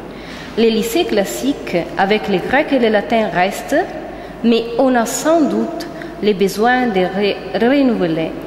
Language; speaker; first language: French; non-native, fluent; Italian